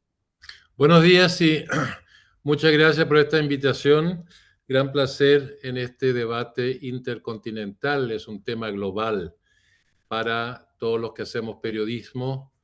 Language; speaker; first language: Spanish; non-native, fluent; German